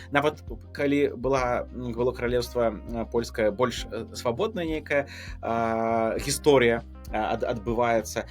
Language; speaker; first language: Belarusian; non-native, local second language; Russian